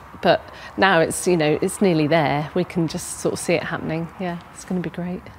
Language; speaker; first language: English; native; English